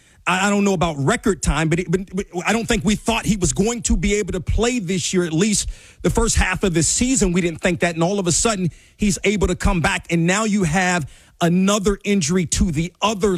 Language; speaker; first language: English; native; English